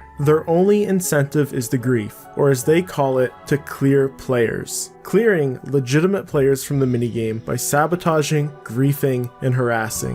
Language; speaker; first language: English; native; English